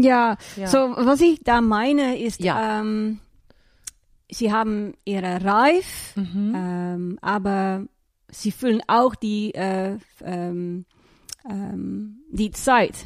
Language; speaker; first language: German; non-native, learner; Dutch